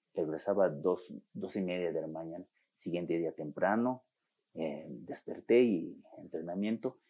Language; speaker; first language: Spanish; non-native, fluent; Japanese